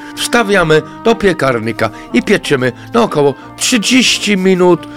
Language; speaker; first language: Polish; non-native, fluent; English